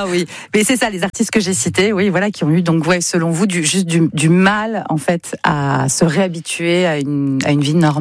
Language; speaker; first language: French; native; French